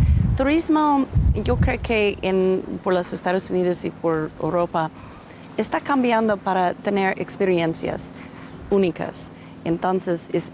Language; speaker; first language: Spanish; non-native, learner; English